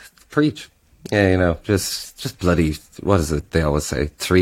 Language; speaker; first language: English; native; English